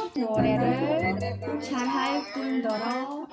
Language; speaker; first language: Korean; non-native, learner; Filipino